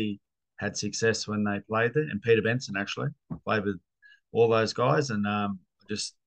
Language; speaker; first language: English; native; English